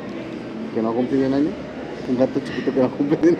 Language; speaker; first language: Spanish; early bilingual, heritage; Spanish